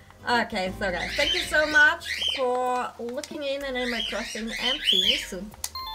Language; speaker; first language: English; non-native, learner; German